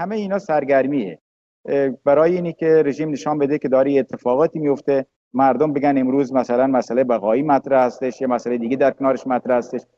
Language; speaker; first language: Persian; non-native, local second language; Baluchi